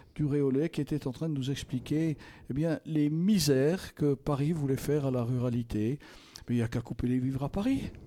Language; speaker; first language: French; native; French